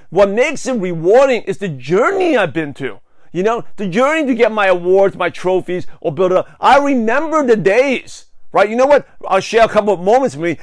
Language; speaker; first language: English; native; English